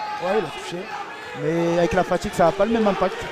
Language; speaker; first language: French; native; French